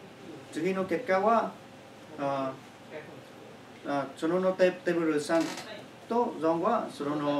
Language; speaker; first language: Japanese; non-native, learner; Chinese